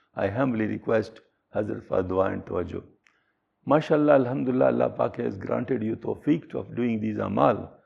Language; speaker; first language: English; non-native, local second language; Pashto